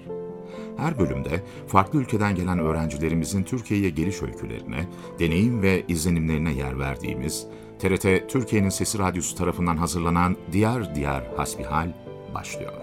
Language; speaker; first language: Turkish; native; Turkish